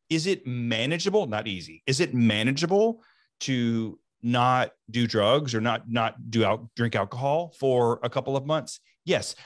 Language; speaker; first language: English; native; English